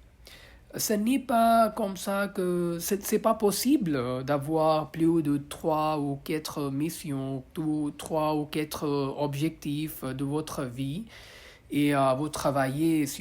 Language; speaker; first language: French; non-native, learner; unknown